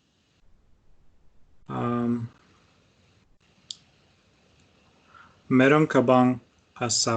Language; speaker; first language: Filipino; non-native, learner; Russian